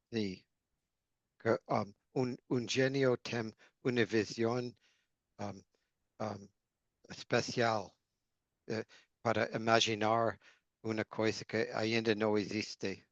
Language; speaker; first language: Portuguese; non-native, learner; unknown